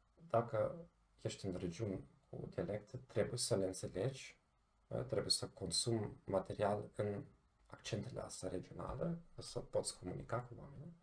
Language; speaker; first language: Romanian; non-native, fluent; German